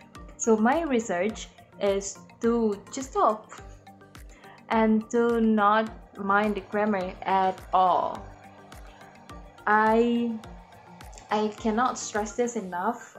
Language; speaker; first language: English; non-native, learner; Indonesian